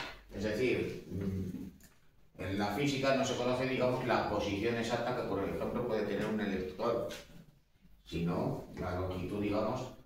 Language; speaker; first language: Spanish; native; Spanish